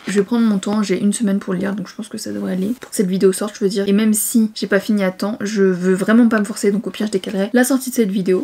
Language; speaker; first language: French; early bilingual, other home language; Vietnamese